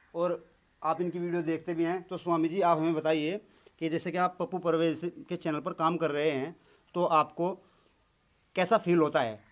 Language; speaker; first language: Hindi; native; Hindi